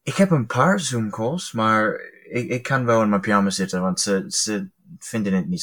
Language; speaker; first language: Dutch; early bilingual, heritage; Dutch